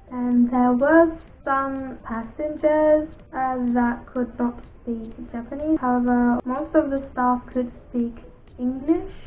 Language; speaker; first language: English; non-native, fluent; Japanese